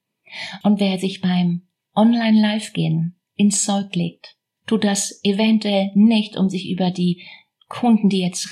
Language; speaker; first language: German; native; German